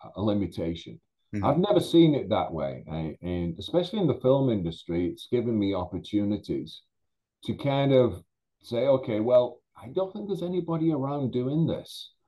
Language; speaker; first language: English; native; English